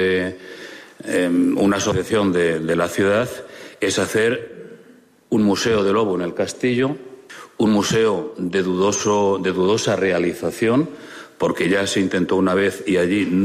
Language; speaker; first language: Spanish; native; Spanish